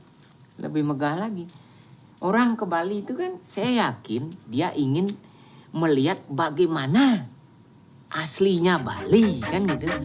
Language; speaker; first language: Indonesian; non-native, local second language; Balinese